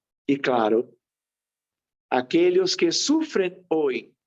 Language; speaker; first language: Spanish; non-native, fluent; Portuguese